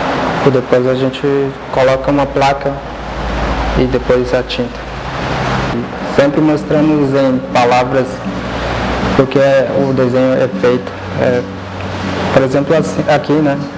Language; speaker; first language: Portuguese; non-native, local second language; Guarani